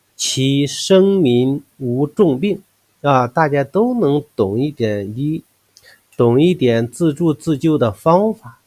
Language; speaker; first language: Chinese; native; Chinese